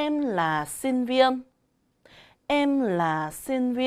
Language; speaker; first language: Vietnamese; non-native, learner; Korean